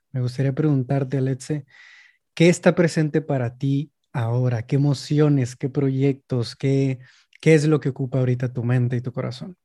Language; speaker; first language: Spanish; native; Spanish